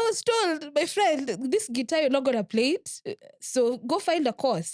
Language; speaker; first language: English; non-native, local second language; Swahili